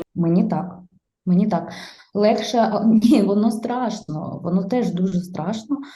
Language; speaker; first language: Ukrainian; non-native, local second language; Russian